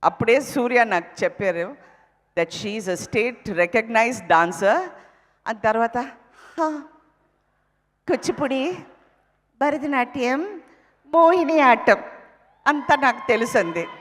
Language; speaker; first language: Telugu; non-native, fluent; Tamil